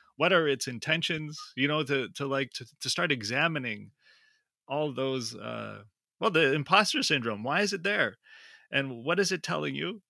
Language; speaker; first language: English; native; English